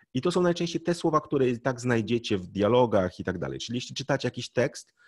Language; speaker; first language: Polish; native; Polish